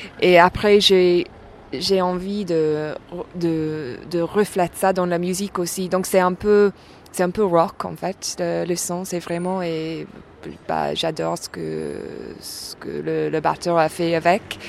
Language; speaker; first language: French; non-native, fluent; English